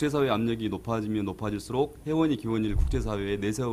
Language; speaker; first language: Korean; native; Korean